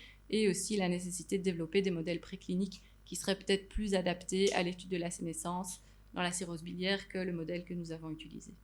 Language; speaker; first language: French; native; French